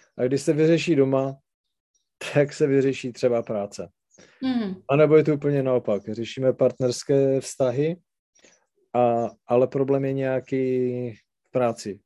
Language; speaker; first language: Czech; non-native, local second language; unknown